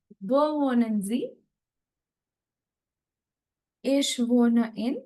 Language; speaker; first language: German; non-native, fluent; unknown